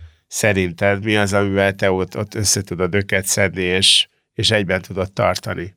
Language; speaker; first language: Hungarian; native; Hungarian